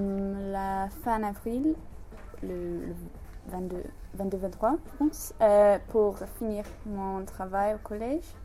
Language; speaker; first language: French; non-native, fluent; English